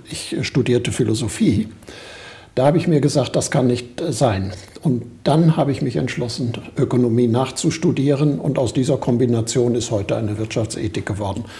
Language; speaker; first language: German; native; German